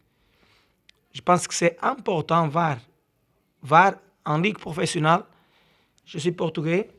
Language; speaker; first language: French; non-native, learner; Portuguese